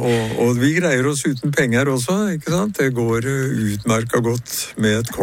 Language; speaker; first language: Norwegian; native; Norwegian